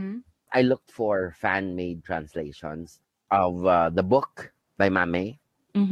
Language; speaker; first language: English; non-native, local second language; Filipino